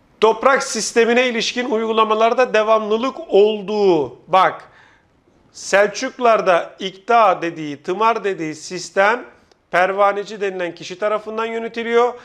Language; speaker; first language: Turkish; native; Turkish